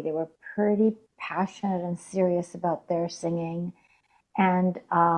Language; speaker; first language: English; non-native, fluent; Hindi